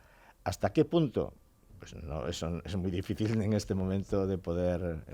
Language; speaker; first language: Spanish; native; Spanish